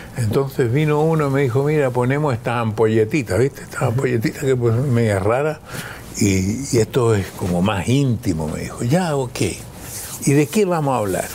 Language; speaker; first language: Spanish; early bilingual, other home language; German